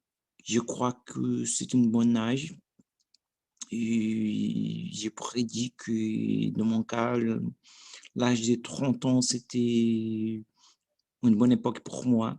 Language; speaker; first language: French; non-native, learner; Portuguese